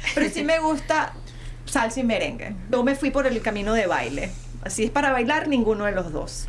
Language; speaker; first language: Spanish; early bilingual, heritage; Spanish